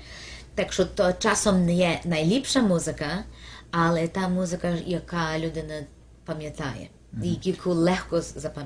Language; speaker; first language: Ukrainian; early bilingual, heritage; Ukrainian